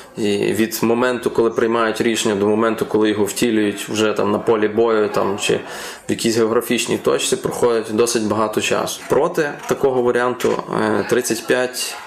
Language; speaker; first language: Ukrainian; native; Ukrainian